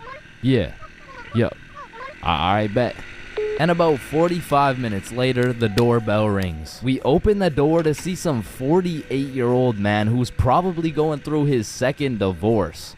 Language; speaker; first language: English; native; English